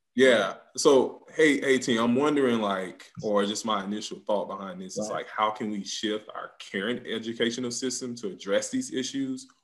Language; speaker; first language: English; native; English